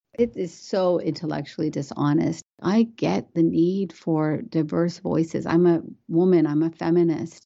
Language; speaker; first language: English; early bilingual, other home language; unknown